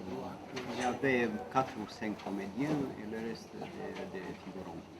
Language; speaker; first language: French; non-native, fluent; Romanian